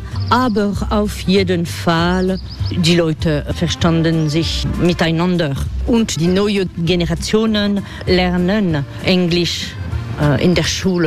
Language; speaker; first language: German; non-native, fluent; French